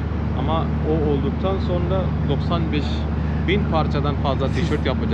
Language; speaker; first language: Turkish; non-native, fluent; Bangla